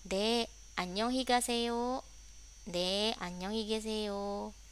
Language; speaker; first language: Korean; non-native, fluent; Indonesian